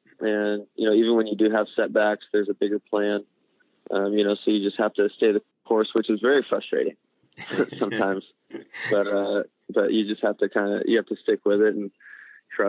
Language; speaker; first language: English; native; English